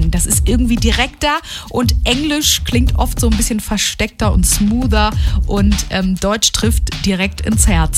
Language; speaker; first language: German; native; German